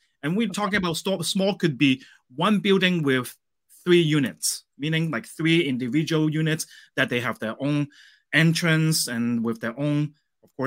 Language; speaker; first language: English; non-native, local second language; Cantonese